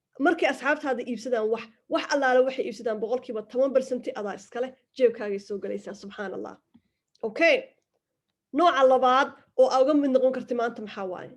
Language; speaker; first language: Somali; early bilingual, heritage; Somali